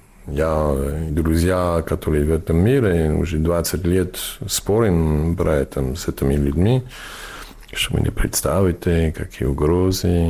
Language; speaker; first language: Russian; non-native, fluent; English